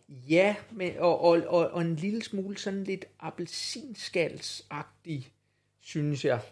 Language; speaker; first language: Danish; native; Danish